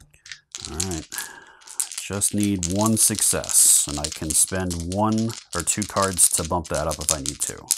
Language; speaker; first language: English; native; English